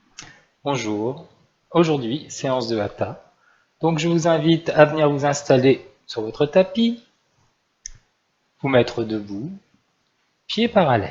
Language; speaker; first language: French; native; French